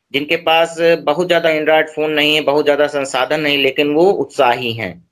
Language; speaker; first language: Hindi; native; Hindi